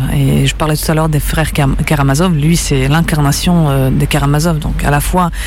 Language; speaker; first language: French; early bilingual, other home language; Serbian